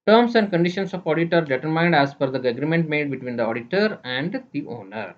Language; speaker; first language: English; non-native, local second language; Kannada